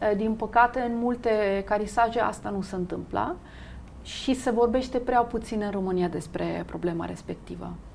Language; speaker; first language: Romanian; non-native, fluent; Italian